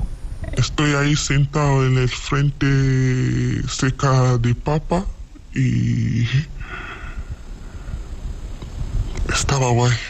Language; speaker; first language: Spanish; non-native, learner; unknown